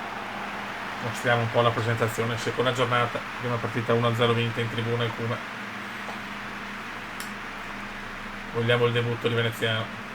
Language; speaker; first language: Italian; native; Italian